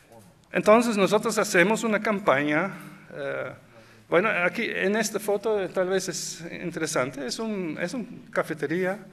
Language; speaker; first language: Spanish; non-native, fluent; Dutch